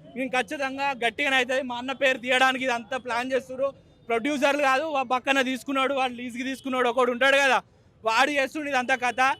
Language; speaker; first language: Telugu; native; Telugu